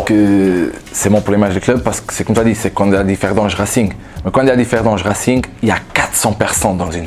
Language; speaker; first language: French; non-native, fluent; Portuguese